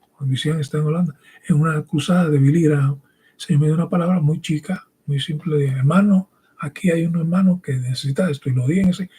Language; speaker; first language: Spanish; early bilingual, heritage; Spanish